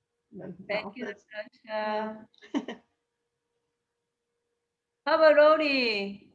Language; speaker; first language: English; non-native, learner; Japanese